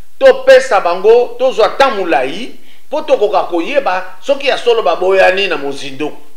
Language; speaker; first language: Lingala; native; Lingala